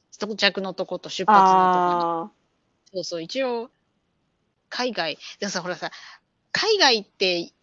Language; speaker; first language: Japanese; native; Japanese